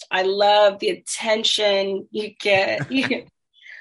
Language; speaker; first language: English; native; English